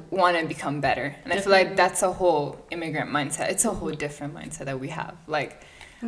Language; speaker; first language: English; non-native, fluent; Italian